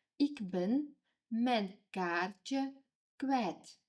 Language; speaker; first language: Dutch; non-native, fluent; Ukrainian